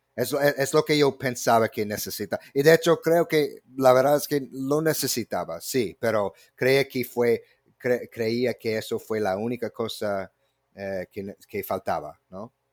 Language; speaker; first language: Spanish; non-native, fluent; English